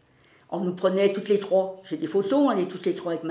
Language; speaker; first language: French; native; French